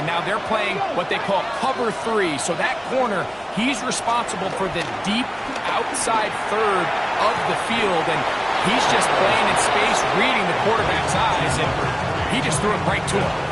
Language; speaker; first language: English; native; English